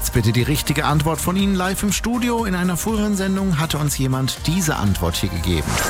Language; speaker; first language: German; native; German